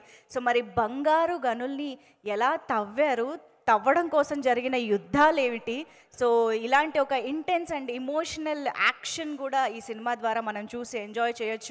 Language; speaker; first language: Telugu; native; Telugu